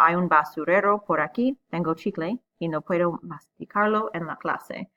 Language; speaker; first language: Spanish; non-native, fluent; English